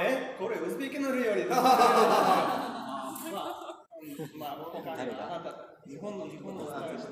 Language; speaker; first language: Japanese; non-native, learner; Uzbek